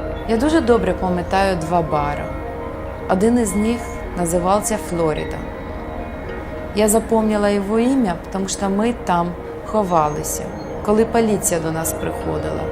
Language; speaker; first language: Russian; non-native, local second language; Ukrainian